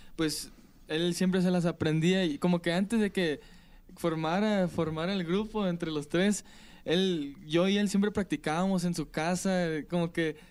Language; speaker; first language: Spanish; early bilingual, heritage; Spanish